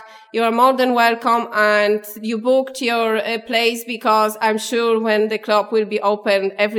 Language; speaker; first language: English; non-native, learner; Polish